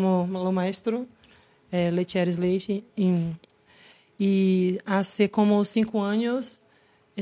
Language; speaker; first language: Spanish; non-native, learner; Portuguese